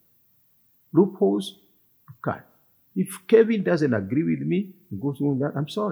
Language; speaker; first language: English; non-native, local second language; Kikuyu